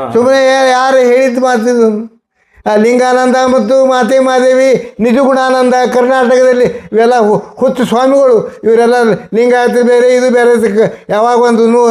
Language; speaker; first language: Kannada; native; Kannada